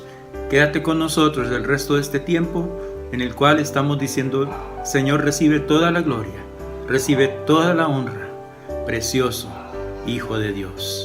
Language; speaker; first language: Spanish; native; Spanish